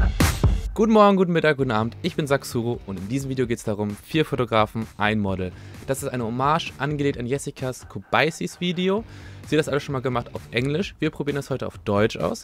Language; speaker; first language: German; native; German